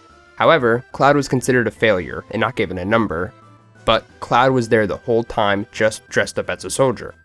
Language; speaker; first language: English; native; English